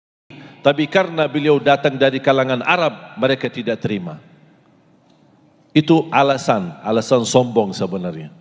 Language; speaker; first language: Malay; non-native, fluent; Arabic